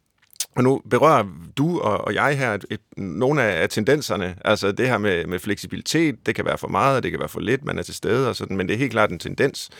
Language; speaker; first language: Danish; native; Danish